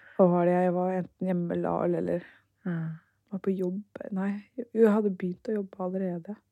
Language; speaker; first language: Norwegian; early bilingual, other home language; Turkish